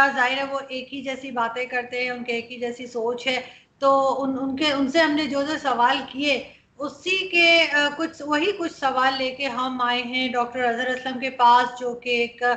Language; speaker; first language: Urdu; native; Urdu